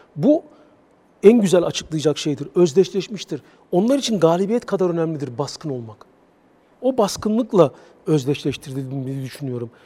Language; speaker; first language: Turkish; native; Turkish